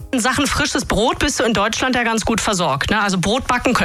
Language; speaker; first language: German; native; German